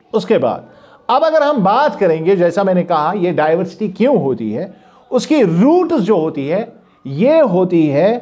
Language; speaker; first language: Urdu; non-native, local second language; Kashmiri